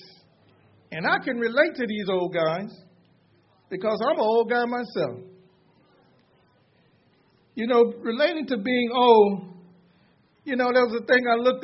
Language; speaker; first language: English; native; English